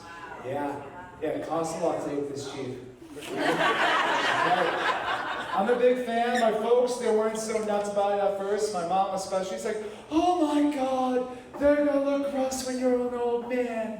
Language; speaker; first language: English; native; English